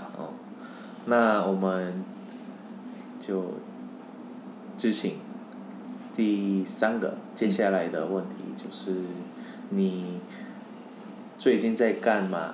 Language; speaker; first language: Chinese; non-native, fluent; Korean